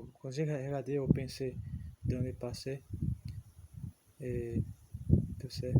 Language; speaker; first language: French; non-native, learner; Portuguese